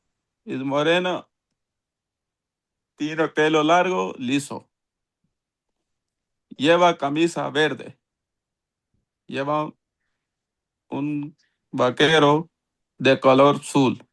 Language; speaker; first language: Spanish; non-native, learner; Urdu